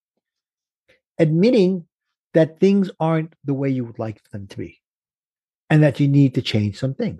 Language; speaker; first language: English; native; English